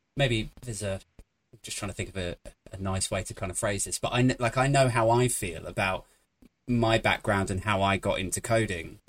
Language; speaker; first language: English; native; English